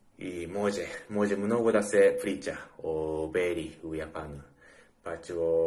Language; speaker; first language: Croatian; non-native, learner; Japanese